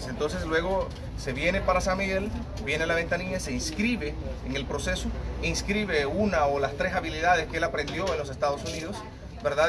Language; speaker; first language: Spanish; native; Spanish